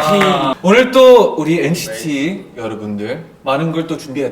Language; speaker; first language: Korean; native; Korean